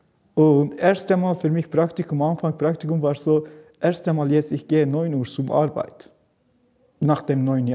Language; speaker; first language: German; non-native, learner; Kurdish